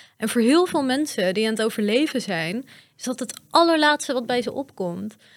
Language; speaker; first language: Dutch; early bilingual, other home language; Persian